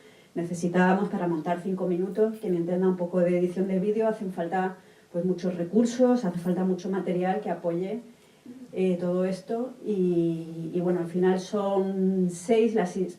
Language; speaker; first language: Spanish; native; Spanish